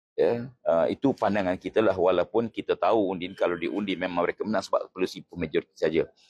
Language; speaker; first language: Malay; native; Malay